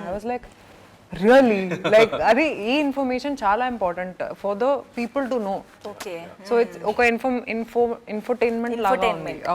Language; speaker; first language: Telugu; non-native, fluent; Hindi